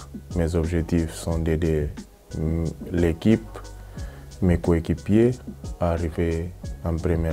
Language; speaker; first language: French; non-native, fluent; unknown